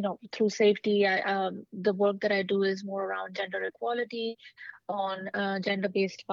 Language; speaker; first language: English; non-native, local second language; Hindi